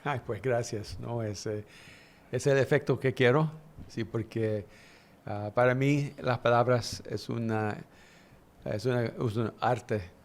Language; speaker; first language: Spanish; early bilingual, heritage; English